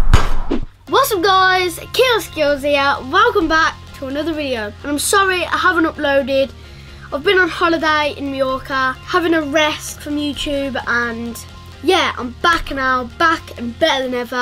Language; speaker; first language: English; native; English